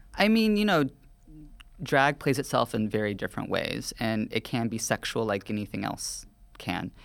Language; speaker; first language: English; native; English